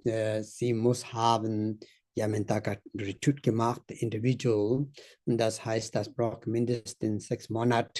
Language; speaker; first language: German; non-native, learner; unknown